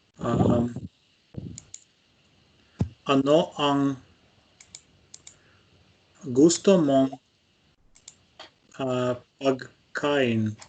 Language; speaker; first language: Filipino; non-native, learner; Russian